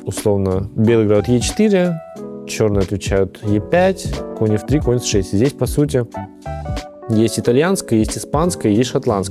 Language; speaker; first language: Russian; native; Russian